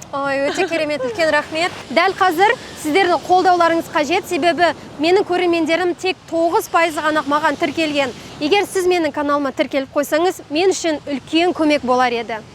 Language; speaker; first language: Kazakh; native; Kazakh